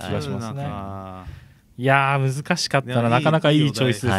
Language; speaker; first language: Japanese; native; Japanese